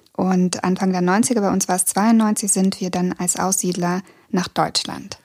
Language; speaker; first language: German; early bilingual, other home language; Russian